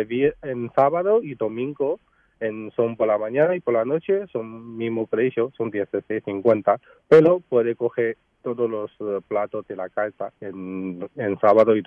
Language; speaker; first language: Spanish; non-native, learner; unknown